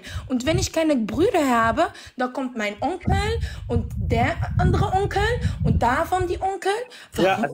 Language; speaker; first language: German; non-native, fluent; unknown